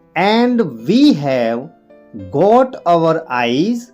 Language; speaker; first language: English; non-native, local second language; Gujarati